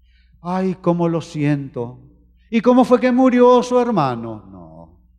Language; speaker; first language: Spanish; native; Spanish